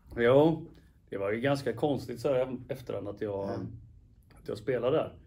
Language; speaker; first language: Swedish; native; Swedish